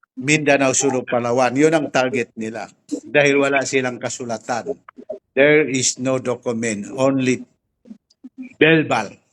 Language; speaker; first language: Filipino; non-native, local second language; Tausug